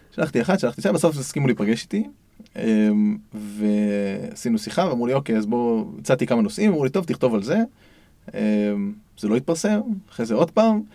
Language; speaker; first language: Hebrew; native; Hebrew